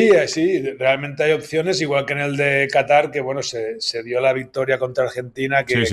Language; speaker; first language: Spanish; native; Spanish